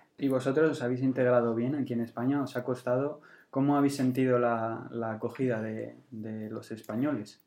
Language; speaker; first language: Spanish; native; Spanish